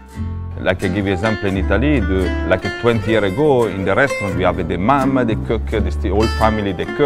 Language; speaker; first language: English; non-native, learner; Italian